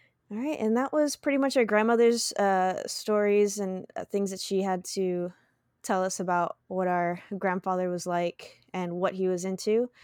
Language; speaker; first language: English; early bilingual, other home language; Spanish